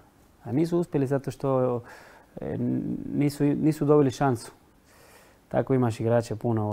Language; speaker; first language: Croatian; non-native, fluent; Spanish